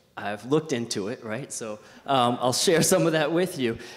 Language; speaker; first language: English; native; English